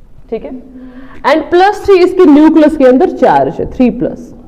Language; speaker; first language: Hindi; non-native, local second language; Kashmiri